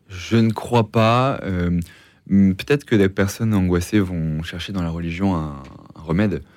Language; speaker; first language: French; native; French